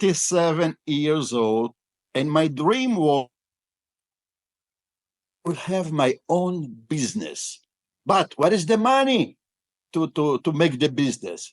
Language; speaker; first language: English; non-native, fluent; Portuguese